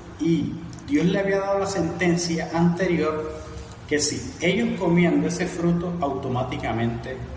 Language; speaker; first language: Spanish; native; Spanish